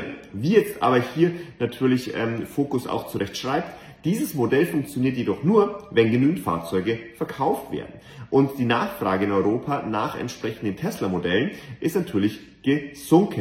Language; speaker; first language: German; native; German